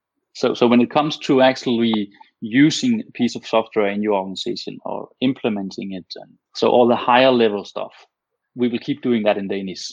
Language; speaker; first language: English; non-native, fluent; Danish